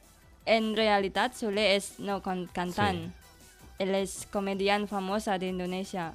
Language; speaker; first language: Catalan; non-native, learner; Indonesian